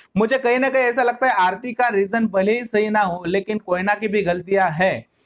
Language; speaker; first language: Hindi; non-native, local second language; Marathi